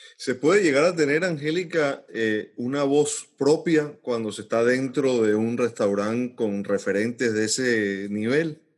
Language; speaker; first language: Spanish; native; Spanish